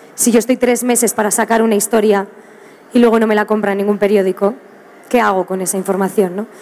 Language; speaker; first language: Spanish; native; Spanish